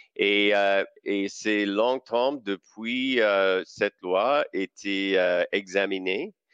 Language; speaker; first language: French; non-native, local second language; English